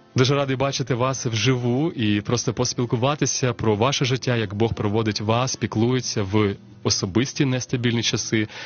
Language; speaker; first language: Ukrainian; native; Ukrainian